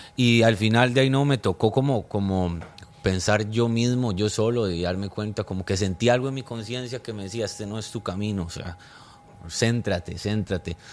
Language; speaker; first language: Spanish; non-native, fluent; French